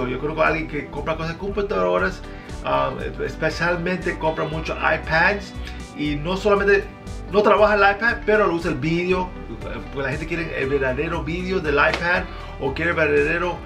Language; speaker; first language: Spanish; early bilingual, heritage; Spanish